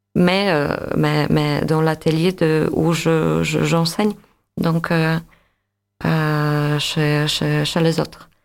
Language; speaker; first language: French; non-native, fluent; Polish